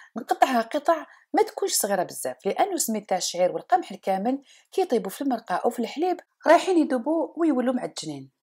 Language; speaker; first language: Arabic; non-native, local second language; Kabyle